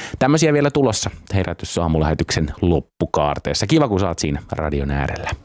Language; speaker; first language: Finnish; native; Finnish